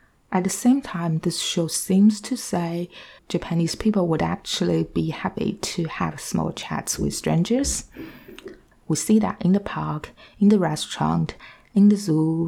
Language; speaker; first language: English; non-native, fluent; Chinese